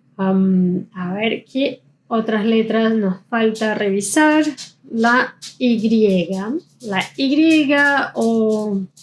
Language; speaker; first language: Spanish; non-native, fluent; German